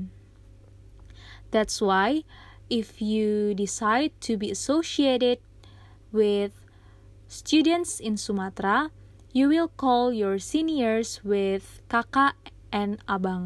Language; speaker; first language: English; non-native, fluent; Indonesian